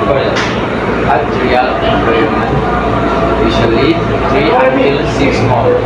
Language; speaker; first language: English; non-native, learner; Indonesian